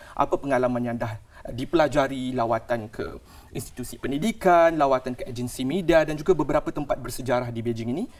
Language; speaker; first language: Malay; native; Malay